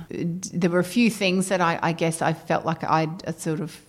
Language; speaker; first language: English; native; English